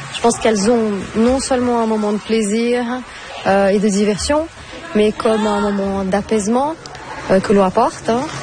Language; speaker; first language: French; non-native, fluent; Portuguese